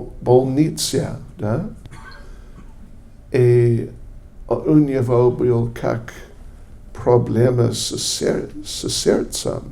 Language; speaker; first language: Russian; non-native, learner; English